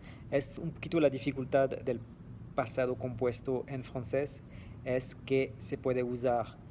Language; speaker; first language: Spanish; non-native, fluent; French